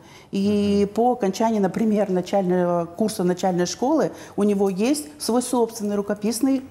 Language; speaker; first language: Russian; native; Russian